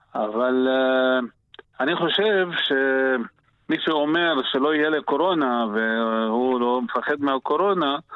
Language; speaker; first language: Hebrew; native; Hebrew